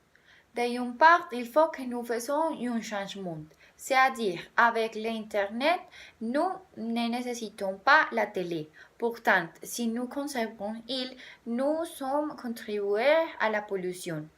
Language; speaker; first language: French; non-native, learner; Spanish